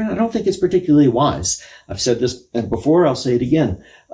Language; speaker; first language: English; native; English